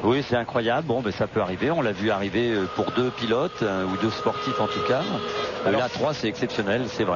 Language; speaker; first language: French; native; French